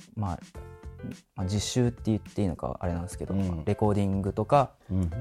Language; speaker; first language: Japanese; native; Japanese